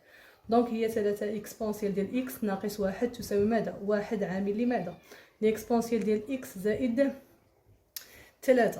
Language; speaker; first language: Arabic; native; Arabic